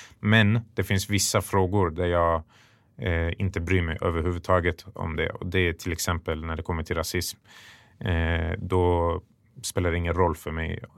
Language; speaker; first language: Swedish; early bilingual, other home language; Persian